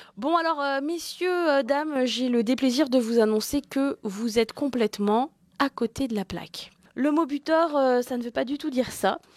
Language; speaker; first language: French; native; French